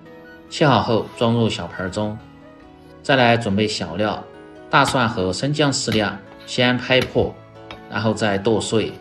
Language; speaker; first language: Chinese; native; Chinese